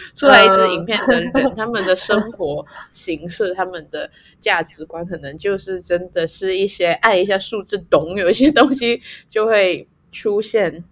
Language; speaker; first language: Chinese; non-native, local second language; Cantonese